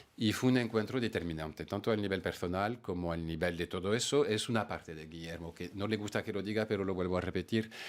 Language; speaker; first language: Spanish; non-native, fluent; French